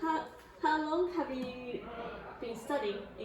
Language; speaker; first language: English; non-native, fluent; Japanese